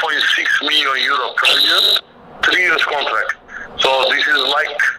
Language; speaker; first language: English; non-native, learner; Turkish